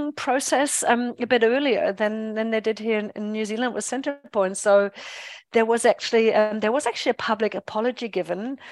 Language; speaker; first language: English; non-native, fluent; German